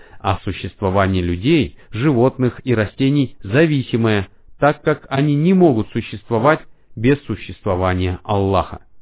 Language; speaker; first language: Russian; non-native, fluent; Arabic